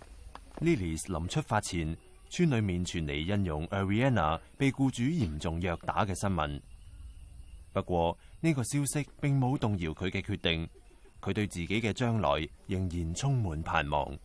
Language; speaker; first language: Cantonese; native; Cantonese